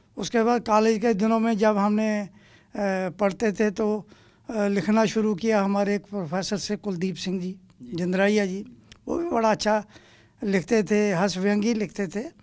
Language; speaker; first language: Hindi; non-native, local second language; Dogri